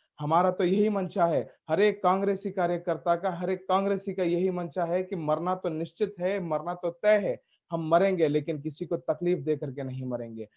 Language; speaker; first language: Hindi; native; Hindi